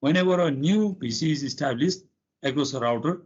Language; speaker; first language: English; non-native, local second language; Nepali